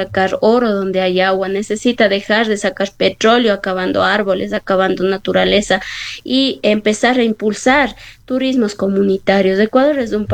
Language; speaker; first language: Spanish; native; Spanish